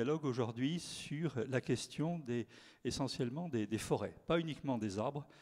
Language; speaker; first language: French; native; French